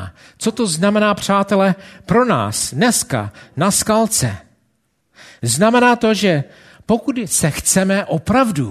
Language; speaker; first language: Czech; non-native, fluent; English